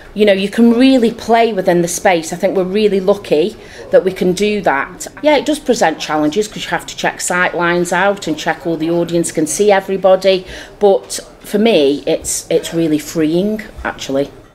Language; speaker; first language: English; native; English